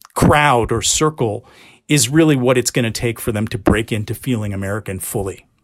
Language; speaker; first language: English; native; English